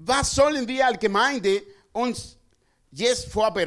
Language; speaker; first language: German; non-native, learner; Spanish